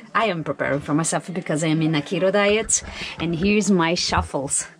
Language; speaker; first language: English; non-native, fluent; Portuguese